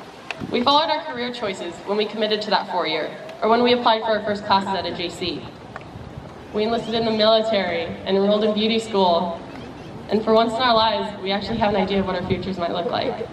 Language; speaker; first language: English; native; English